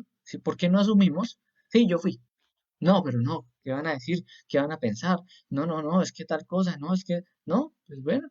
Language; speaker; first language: Spanish; native; Spanish